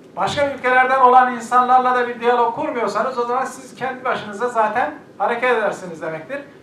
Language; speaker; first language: Turkish; native; Turkish